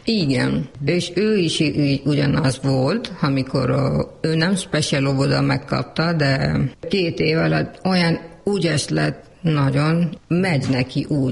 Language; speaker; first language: Hungarian; non-native, learner; Urdu